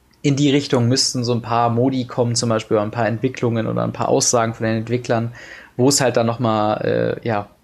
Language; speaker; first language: German; native; German